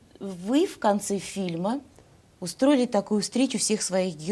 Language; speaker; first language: Russian; native; Russian